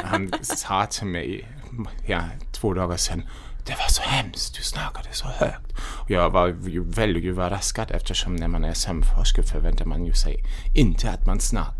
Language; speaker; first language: Swedish; non-native, fluent; German